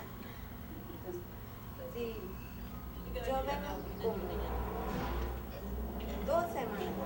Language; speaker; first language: Spanish; non-native, local second language; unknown